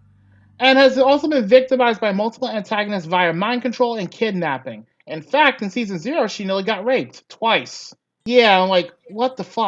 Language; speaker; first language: English; native; English